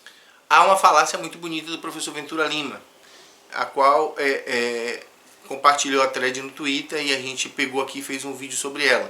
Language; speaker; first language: Portuguese; native; Portuguese